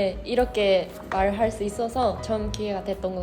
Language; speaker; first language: Korean; non-native, fluent; Japanese